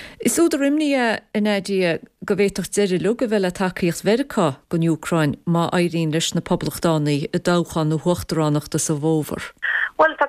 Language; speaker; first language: Irish; native; Irish